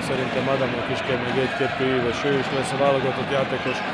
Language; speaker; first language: Hungarian; non-native, learner; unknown